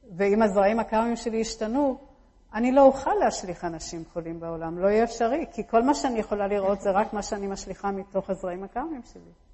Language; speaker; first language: Hebrew; early bilingual, other home language; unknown